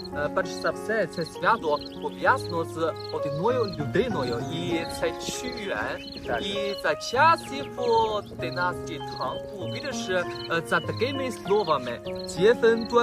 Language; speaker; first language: Ukrainian; non-native, fluent; Chinese